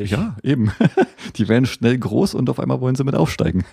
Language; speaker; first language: German; native; German